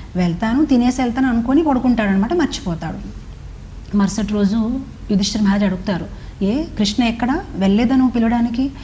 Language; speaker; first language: Telugu; non-native, fluent; Hindi